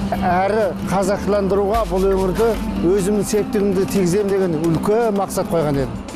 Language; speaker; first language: Kazakh; early bilingual, heritage; Kazakh